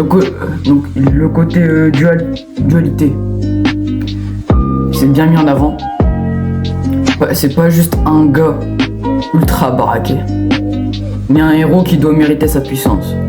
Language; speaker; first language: French; native; French